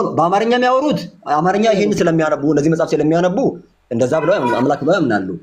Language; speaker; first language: Amharic; non-native, local second language; Oromo